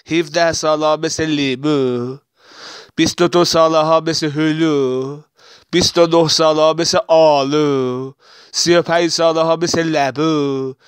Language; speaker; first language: Persian; non-native, local second language; Assyrian Neo-Aramaic